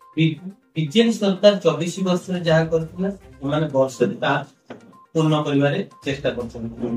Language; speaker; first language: Odia; native; Odia